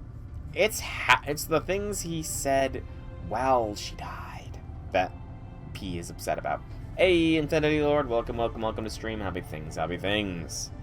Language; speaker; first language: English; native; English